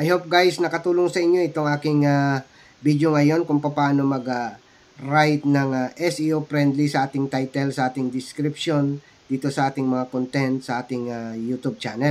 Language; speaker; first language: Filipino; native; Filipino